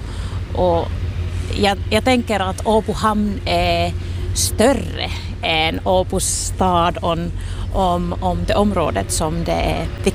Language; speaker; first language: Swedish; non-native, local second language; Finnish